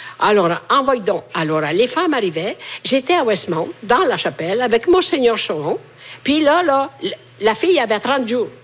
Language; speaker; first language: French; non-native, fluent; Italian